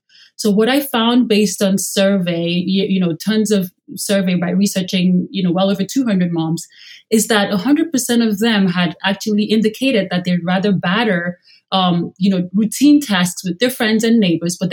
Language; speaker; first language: English; non-native, local second language; Yoruba